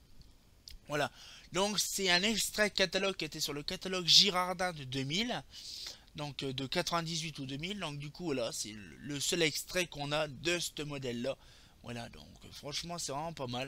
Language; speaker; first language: French; native; French